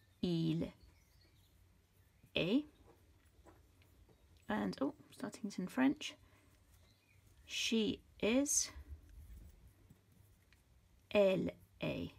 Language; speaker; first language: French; non-native, fluent; English